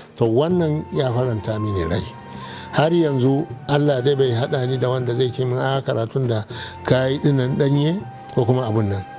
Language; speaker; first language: Hausa; non-native, local second language; Arabic